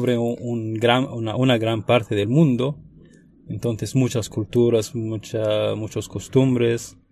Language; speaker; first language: Spanish; non-native, fluent; Arabic